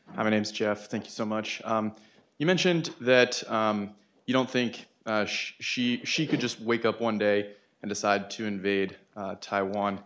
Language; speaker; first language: English; native; English